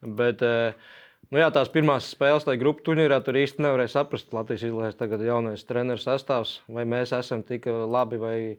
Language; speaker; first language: Latvian; native; Latvian